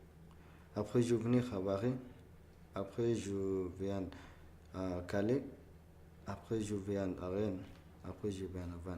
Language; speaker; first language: French; non-native, learner; Arabic